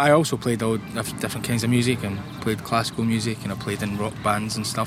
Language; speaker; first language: English; native; English